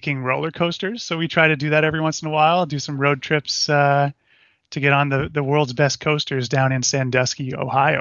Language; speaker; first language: English; native; English